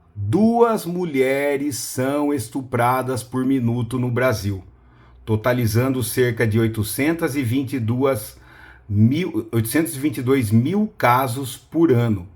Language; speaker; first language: Portuguese; native; Portuguese